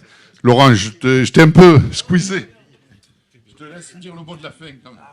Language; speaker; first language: French; native; French